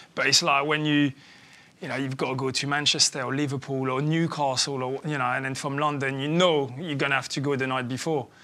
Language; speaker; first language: English; early bilingual, other home language; French